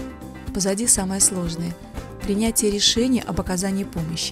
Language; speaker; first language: Russian; native; Russian